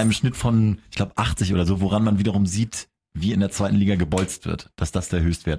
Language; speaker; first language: German; native; German